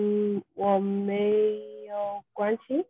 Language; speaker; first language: Chinese; non-native, learner; English